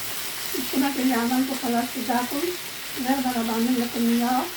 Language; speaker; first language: Arabic; native; Arabic